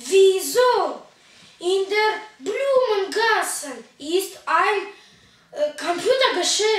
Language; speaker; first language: German; non-native, learner; Russian